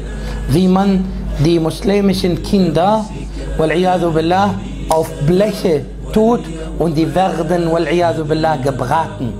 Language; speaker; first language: German; non-native, fluent; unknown